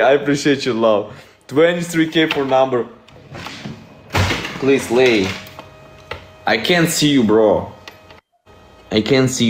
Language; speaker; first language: English; non-native, learner; Russian